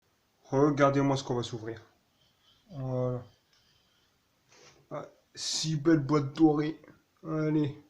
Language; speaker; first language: French; native; French